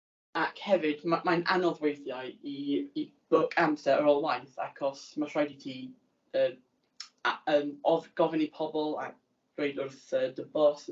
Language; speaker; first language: Welsh; non-native, learner; English